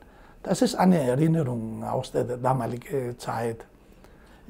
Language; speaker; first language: German; non-native, fluent; Greek